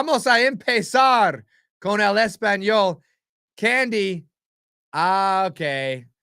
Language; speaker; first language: Spanish; non-native, learner; English